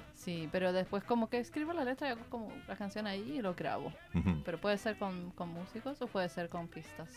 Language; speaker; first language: Spanish; non-native, fluent; Swedish